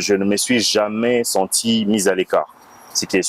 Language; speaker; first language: French; non-native, local second language; Lingala